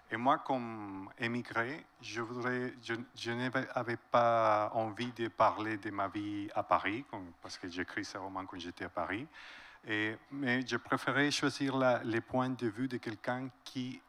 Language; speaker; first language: French; non-native, fluent; Spanish